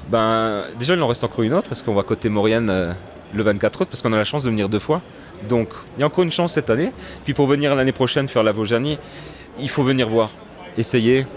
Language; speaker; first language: French; native; French